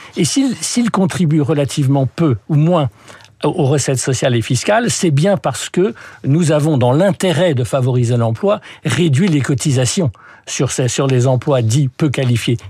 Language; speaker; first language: French; early bilingual, other home language; English